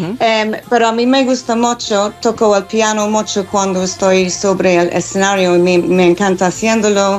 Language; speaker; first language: Spanish; non-native, learner; English